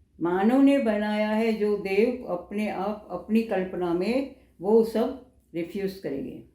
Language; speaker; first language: Hindi; non-native, local second language; Gujarati